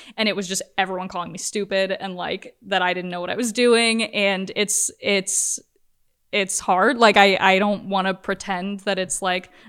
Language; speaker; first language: English; native; English